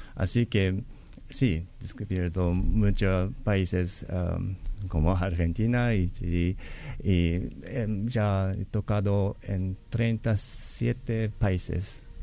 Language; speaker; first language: Spanish; non-native, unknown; Japanese